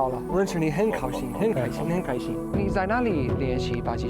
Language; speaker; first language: Chinese; non-native, learner; English